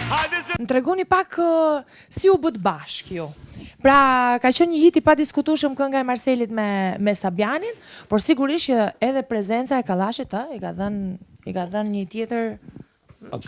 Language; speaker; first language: Albanian; native; Albanian